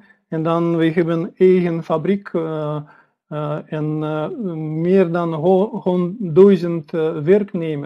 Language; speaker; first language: Dutch; non-native, learner; Russian